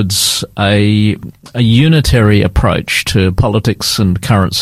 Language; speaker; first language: English; native; English